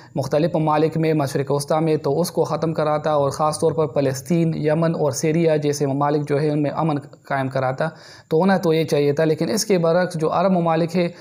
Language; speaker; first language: Urdu; non-native, local second language; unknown